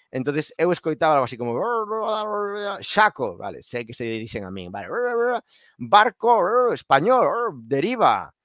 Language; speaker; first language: Galician; native; Galician